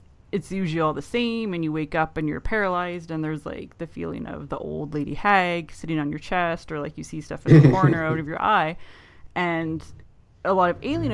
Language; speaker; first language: English; native; English